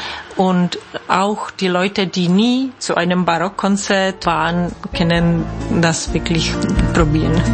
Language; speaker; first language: German; non-native, fluent; Czech